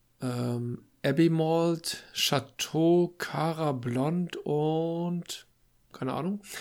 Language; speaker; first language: German; native; German